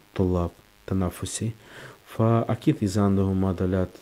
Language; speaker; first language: Arabic; non-native, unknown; Russian